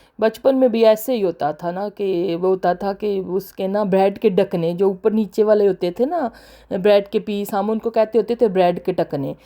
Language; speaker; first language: Urdu; non-native, local second language; Punjabi